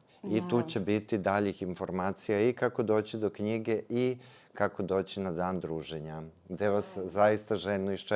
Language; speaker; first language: Serbian; native; Serbian